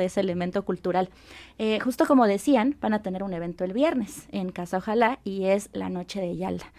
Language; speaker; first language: Spanish; native; Spanish